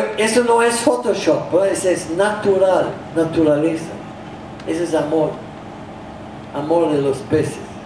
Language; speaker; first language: Spanish; non-native, fluent; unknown